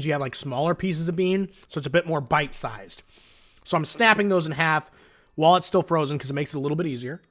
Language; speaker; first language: English; native; English